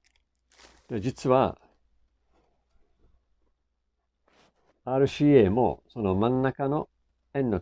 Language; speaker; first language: Japanese; non-native, fluent; English